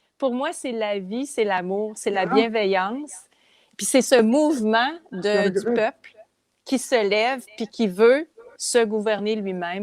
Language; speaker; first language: French; native; French